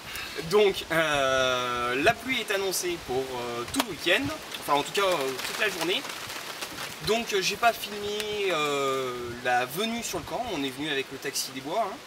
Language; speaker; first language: French; native; French